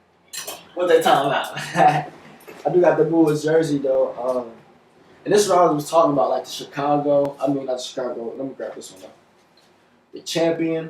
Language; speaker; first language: English; native; English